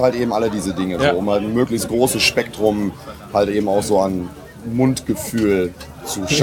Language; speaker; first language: German; native; German